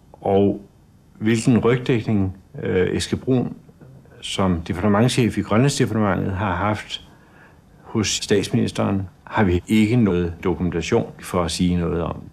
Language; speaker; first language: Danish; native; Danish